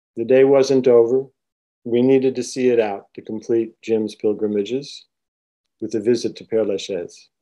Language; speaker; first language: English; native; English